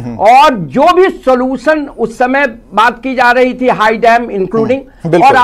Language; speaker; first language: Hindi; native; Hindi